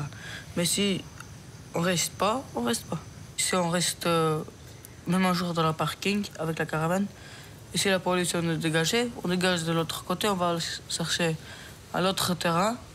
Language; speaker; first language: French; early bilingual, other home language; Romanian